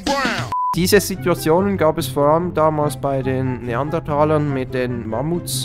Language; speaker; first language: German; native; German